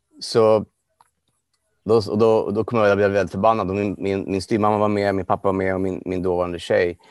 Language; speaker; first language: Swedish; non-native, fluent; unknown